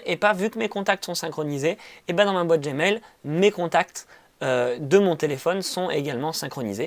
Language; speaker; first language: French; native; French